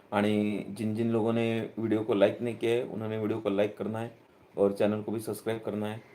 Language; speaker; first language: Hindi; non-native, local second language; Marathi